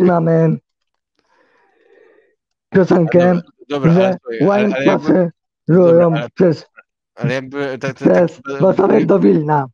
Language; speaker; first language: Polish; early bilingual, heritage; Polish